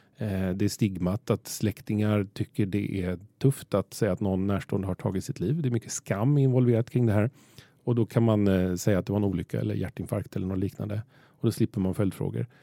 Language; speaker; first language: Swedish; native; Swedish